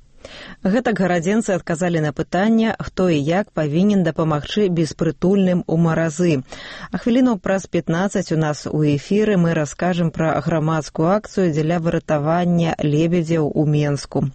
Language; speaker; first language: Belarusian; native; Belarusian